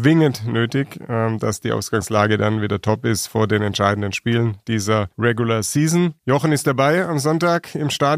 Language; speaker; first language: German; native; German